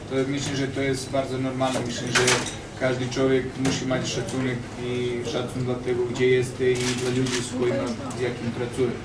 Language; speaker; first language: Polish; non-native, fluent; Serbian